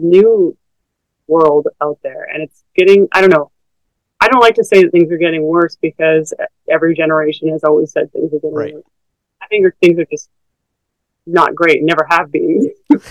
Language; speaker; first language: English; native; English